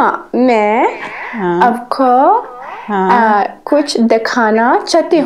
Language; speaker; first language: Hindi; non-native, learner; Persian